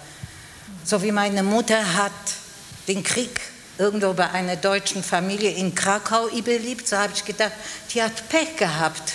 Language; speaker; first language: German; non-native, fluent; Polish